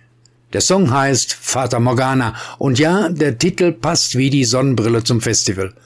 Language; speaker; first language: German; native; German